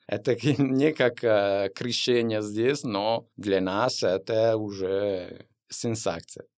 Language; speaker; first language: Russian; non-native, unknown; Italian